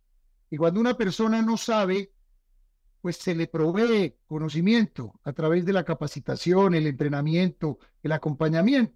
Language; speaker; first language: Spanish; native; Spanish